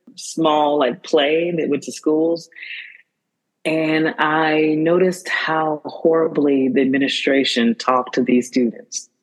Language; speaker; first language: English; native; English